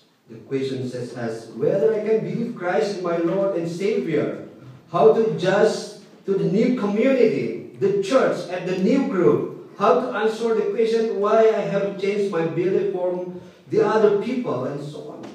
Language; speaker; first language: English; non-native, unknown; Indonesian